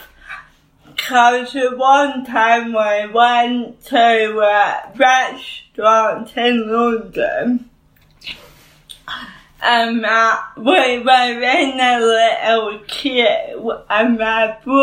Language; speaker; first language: English; native; English